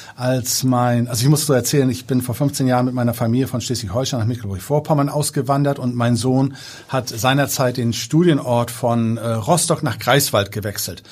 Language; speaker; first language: German; early bilingual, other home language; Danish